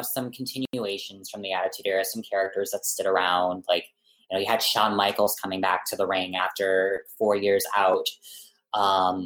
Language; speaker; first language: English; native; English